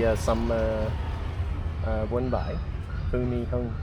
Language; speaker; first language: Vietnamese; non-native, learner; English